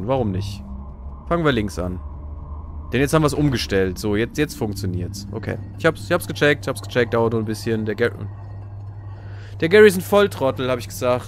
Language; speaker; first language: German; native; German